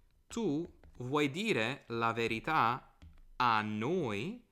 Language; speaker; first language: Italian; non-native, fluent; English